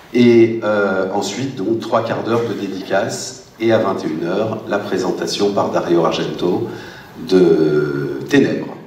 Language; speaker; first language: French; native; French